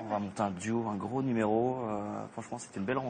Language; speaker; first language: French; native; French